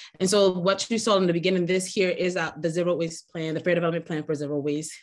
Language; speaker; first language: English; native; English